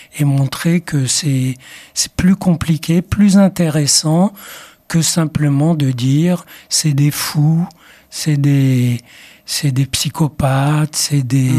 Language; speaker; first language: French; non-native, local second language; Arabic